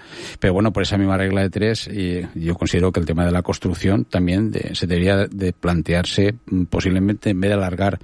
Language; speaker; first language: Spanish; native; Spanish